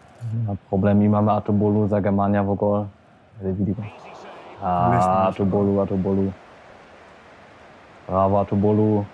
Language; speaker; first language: Macedonian; early bilingual, heritage; German